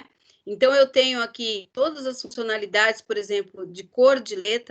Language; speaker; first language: Portuguese; native; Portuguese